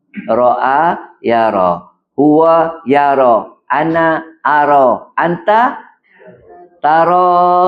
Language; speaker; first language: Arabic; non-native, fluent; Malay